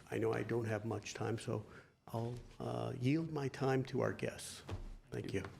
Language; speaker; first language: English; early bilingual, other home language; Armenian